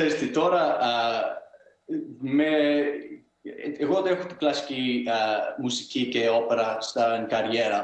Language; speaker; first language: Greek; early bilingual, heritage; Greek